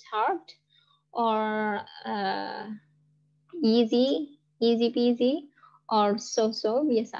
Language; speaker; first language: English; non-native, fluent; Indonesian